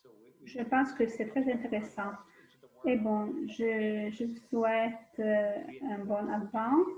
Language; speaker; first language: French; non-native, fluent; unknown